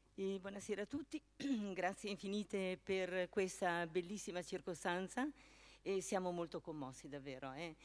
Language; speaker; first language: Italian; non-native, fluent; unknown